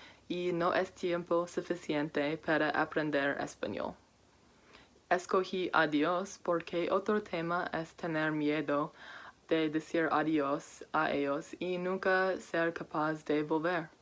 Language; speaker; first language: Spanish; non-native, learner; English